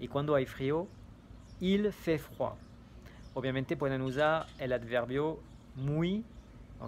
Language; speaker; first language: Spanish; non-native, fluent; French